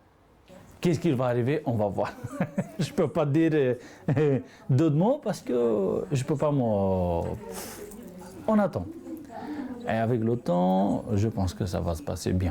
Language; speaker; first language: French; non-native, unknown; Romany